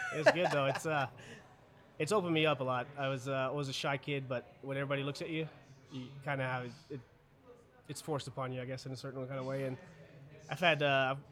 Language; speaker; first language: English; early bilingual, other home language; German